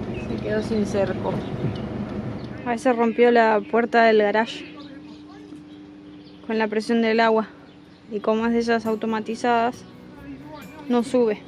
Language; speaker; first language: Spanish; native; Spanish